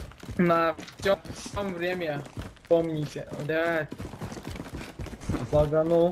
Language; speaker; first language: Russian; non-native, local second language; Latvian